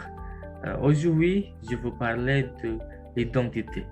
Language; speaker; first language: French; non-native, learner; Indonesian